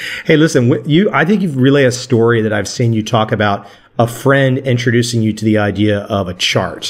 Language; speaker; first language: English; native; English